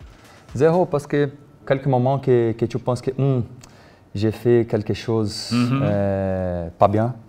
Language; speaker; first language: French; non-native, learner; Portuguese